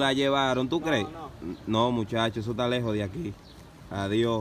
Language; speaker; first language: Spanish; native; Spanish